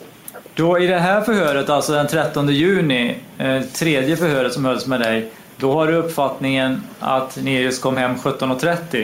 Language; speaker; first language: Swedish; native; Swedish